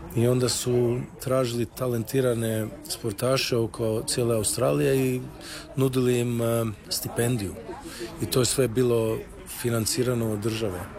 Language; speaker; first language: Croatian; early bilingual, heritage; Croatian